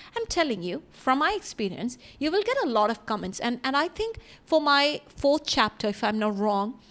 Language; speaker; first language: English; non-native, local second language; Malayalam